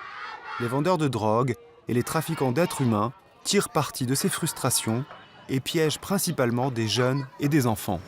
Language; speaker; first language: French; native; French